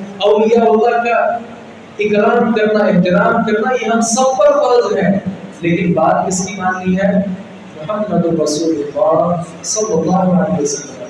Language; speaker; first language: Urdu; non-native, local second language; Punjabi